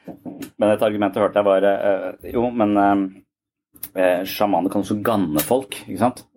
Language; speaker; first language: Norwegian; native; Norwegian